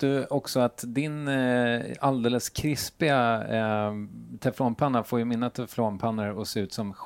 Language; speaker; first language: Swedish; native; Swedish